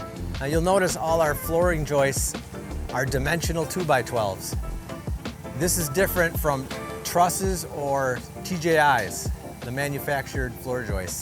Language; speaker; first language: English; native; English